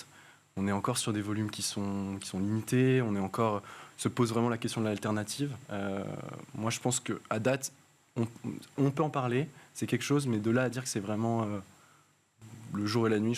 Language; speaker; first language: French; native; French